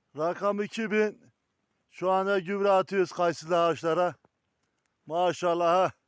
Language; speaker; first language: Turkish; native; Turkish